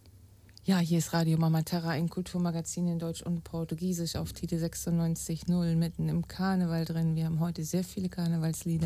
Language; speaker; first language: German; native; German